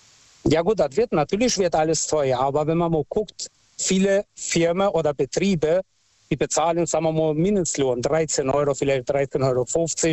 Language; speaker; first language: German; non-native, fluent; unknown